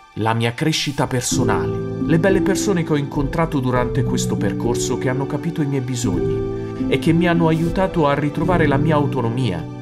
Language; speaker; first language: Italian; non-native, fluent; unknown